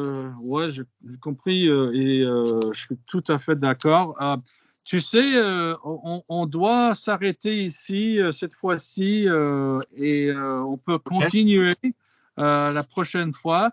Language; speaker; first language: French; non-native, fluent; English